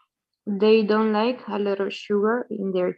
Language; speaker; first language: English; non-native, learner; Spanish